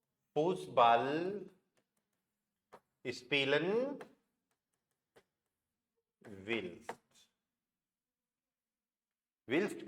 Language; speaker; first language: German; non-native, fluent; Hindi